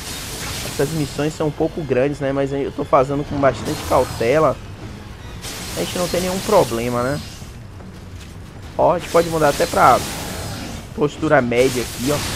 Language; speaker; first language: Portuguese; native; Portuguese